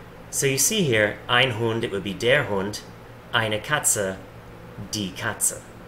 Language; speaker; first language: German; non-native, fluent; English